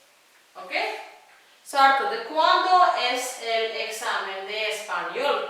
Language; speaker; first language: Spanish; non-native, fluent; Tamil